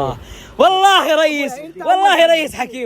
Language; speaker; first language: Arabic; native; Arabic